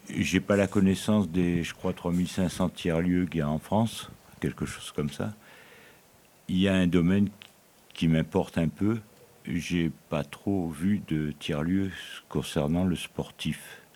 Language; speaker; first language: French; native; French